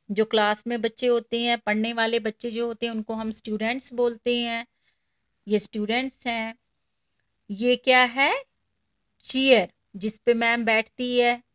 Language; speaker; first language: Hindi; native; Hindi